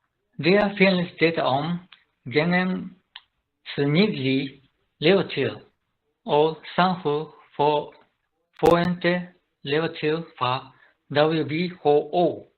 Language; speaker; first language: Danish; non-native, learner; Japanese